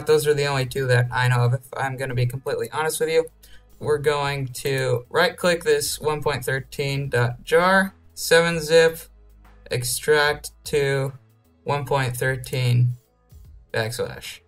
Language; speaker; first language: English; native; English